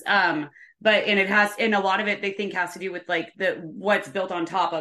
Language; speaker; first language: English; native; English